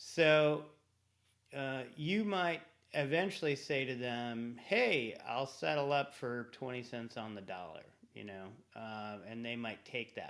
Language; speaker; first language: English; native; English